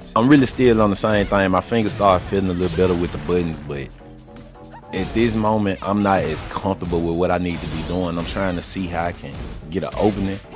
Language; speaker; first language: English; native; English